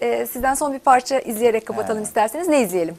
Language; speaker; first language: Turkish; native; Turkish